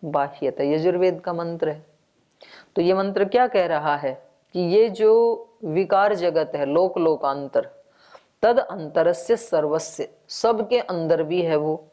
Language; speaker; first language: Hindi; native; Hindi